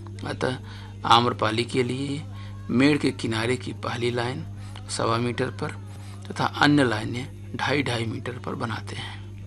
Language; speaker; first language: Hindi; native; Hindi